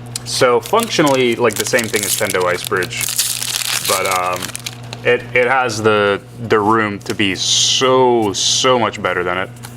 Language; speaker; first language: English; native; English